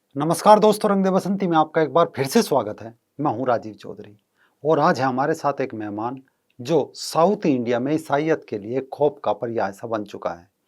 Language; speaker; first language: Hindi; native; Hindi